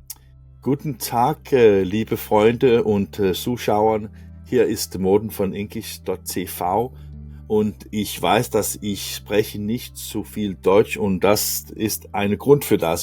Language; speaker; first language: German; non-native, learner; Danish